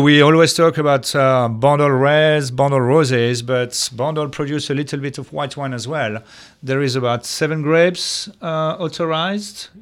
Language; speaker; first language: English; non-native, fluent; French